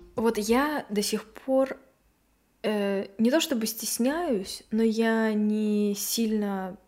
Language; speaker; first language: Russian; native; Russian